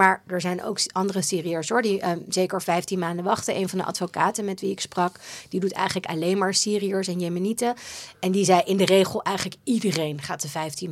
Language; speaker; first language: Dutch; native; Dutch